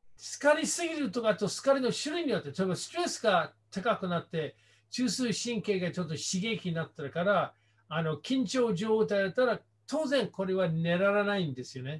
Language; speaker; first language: Japanese; non-native, fluent; English